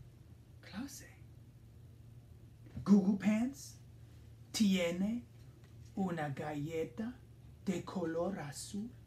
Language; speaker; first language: Spanish; non-native, fluent; English